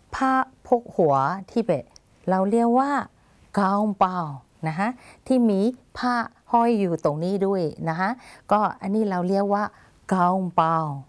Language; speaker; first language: Thai; non-native, fluent; Burmese